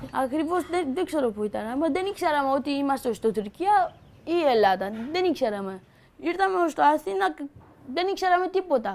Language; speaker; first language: Greek; non-native, learner; Persian